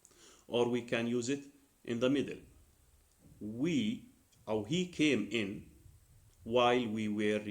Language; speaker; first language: English; non-native, fluent; Arabic